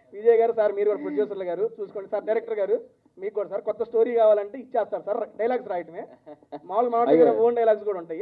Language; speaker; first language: Telugu; native; Telugu